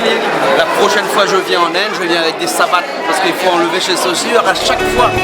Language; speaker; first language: French; native; French